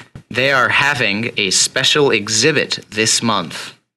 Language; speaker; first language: English; native; English